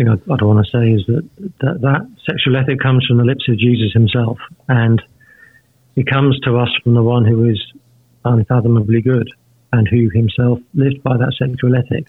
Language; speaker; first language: English; native; English